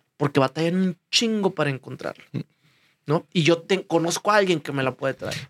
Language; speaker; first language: Spanish; native; Spanish